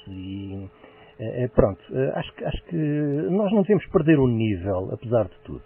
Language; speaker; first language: Portuguese; native; Portuguese